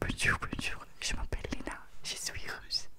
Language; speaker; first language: French; non-native, learner; Russian